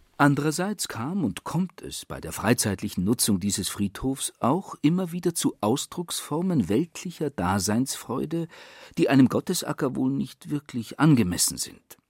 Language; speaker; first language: German; native; German